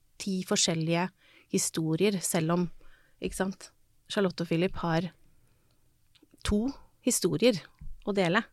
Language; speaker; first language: Norwegian; native; Norwegian